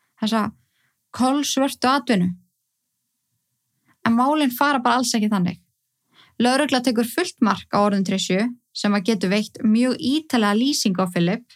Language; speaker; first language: Icelandic; native; Icelandic